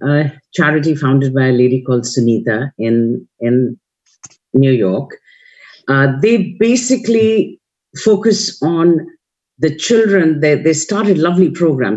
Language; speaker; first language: English; non-native, local second language; Hindi